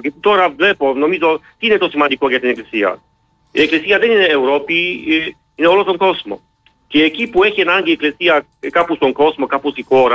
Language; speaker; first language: Greek; non-native, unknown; Polish